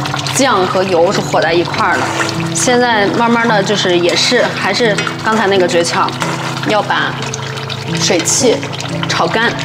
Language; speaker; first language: Chinese; native; Chinese